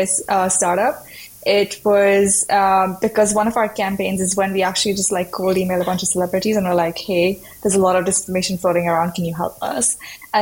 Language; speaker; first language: English; non-native, local second language; Hindi